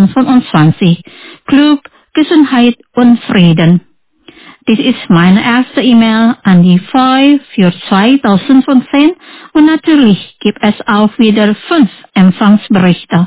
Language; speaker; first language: German; non-native, fluent; Indonesian